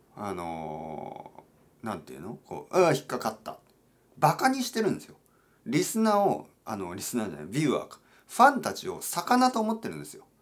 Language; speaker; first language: Japanese; native; Japanese